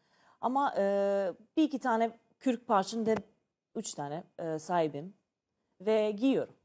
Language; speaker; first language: Turkish; non-native, learner; Serbian